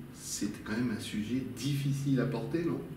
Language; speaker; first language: French; native; French